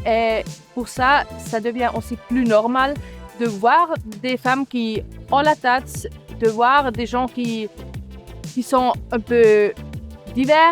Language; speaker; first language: French; non-native, local second language; German